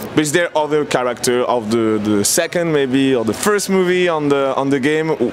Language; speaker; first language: English; non-native, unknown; French